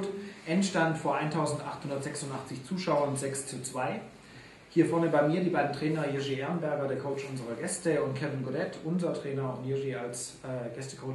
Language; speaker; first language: German; native; German